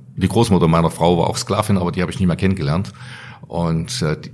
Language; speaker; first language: German; native; German